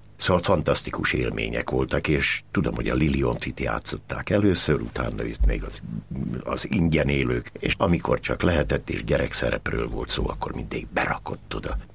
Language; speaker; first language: Hungarian; native; Hungarian